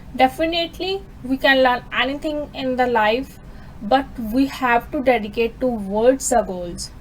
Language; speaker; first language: English; non-native, local second language; Punjabi